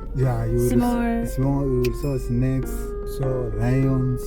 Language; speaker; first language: English; non-native, learner; Korean